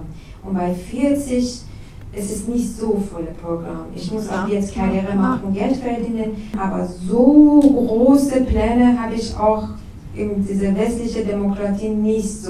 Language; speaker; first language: German; non-native, learner; Persian